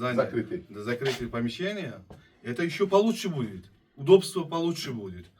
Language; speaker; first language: Russian; non-native, fluent; Uzbek